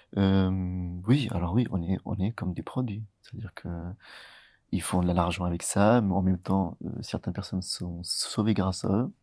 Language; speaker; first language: French; early bilingual, other home language; Tigrinya